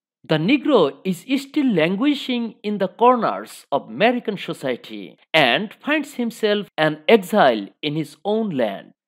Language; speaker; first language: English; non-native, local second language; Bangla